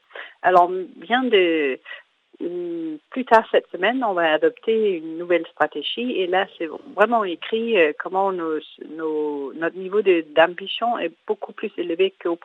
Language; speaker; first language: French; non-native, fluent; Danish